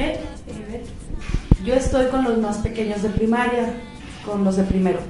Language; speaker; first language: Spanish; native; Spanish